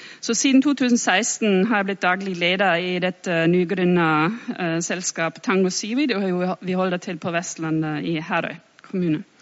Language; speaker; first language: Norwegian; non-native, fluent; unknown